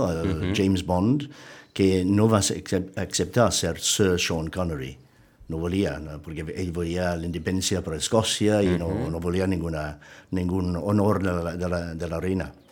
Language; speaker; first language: Catalan; non-native, fluent; English